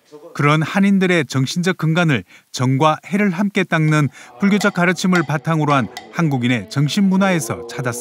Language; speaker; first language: Korean; native; Korean